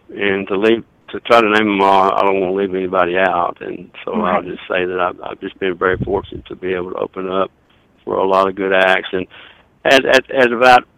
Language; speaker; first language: English; native; English